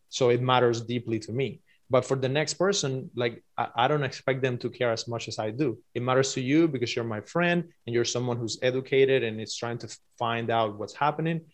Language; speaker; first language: English; non-native, fluent; Spanish